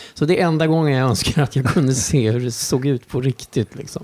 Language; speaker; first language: Swedish; native; Swedish